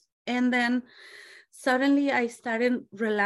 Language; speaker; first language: English; non-native, fluent; Spanish